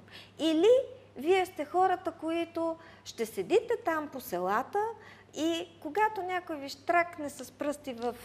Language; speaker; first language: Bulgarian; native; Bulgarian